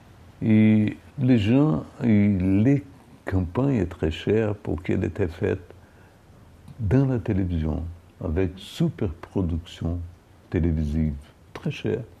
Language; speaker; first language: French; non-native, fluent; Portuguese